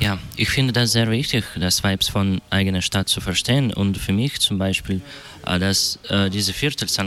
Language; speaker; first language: German; non-native, learner; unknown